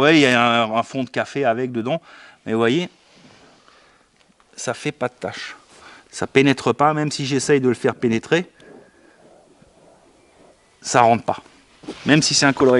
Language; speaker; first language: French; native; French